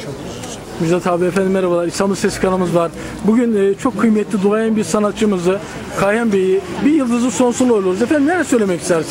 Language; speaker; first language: Turkish; native; Turkish